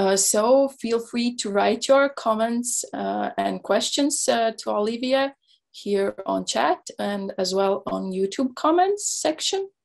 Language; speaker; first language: English; non-native, fluent; Latvian